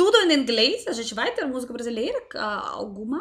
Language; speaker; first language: Portuguese; non-native, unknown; Russian